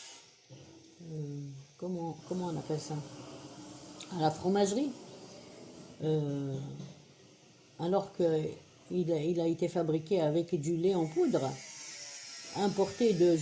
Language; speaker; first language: French; non-native, local second language; Kabyle